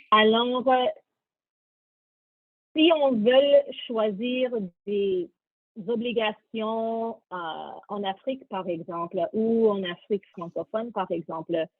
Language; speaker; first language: French; non-native, learner; English